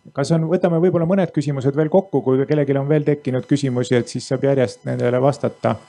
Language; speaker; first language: Estonian; native; Estonian